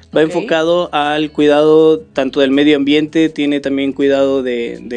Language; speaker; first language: Spanish; native; Spanish